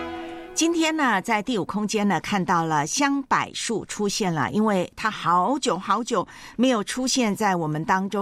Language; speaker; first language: Chinese; native; Chinese